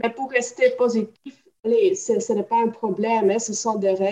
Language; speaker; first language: French; non-native, local second language; Dutch